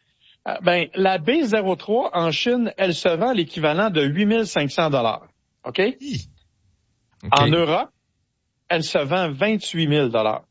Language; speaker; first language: French; native; French